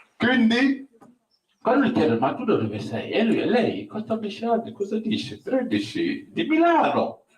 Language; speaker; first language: Italian; non-native, fluent; Wolof